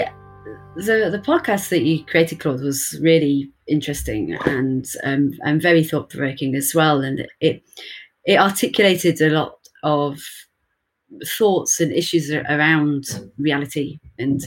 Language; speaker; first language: English; native; English